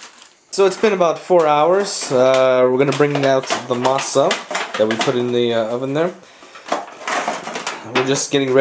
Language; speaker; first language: English; early bilingual, other home language; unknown